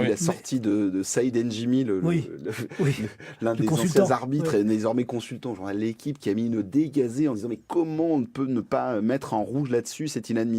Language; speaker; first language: French; native; French